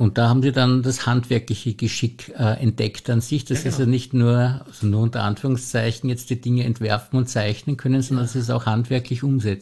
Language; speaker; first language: German; native; German